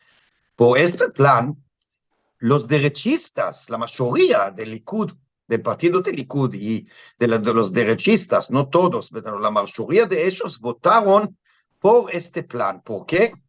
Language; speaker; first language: Spanish; non-native, fluent; Hebrew